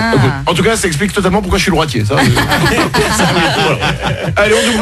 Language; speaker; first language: French; native; French